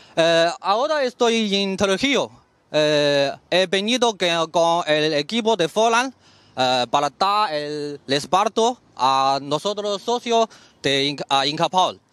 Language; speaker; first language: Spanish; non-native, learner; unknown